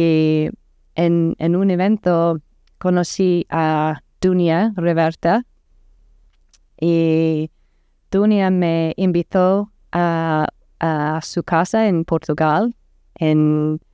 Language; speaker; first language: Spanish; non-native, learner; English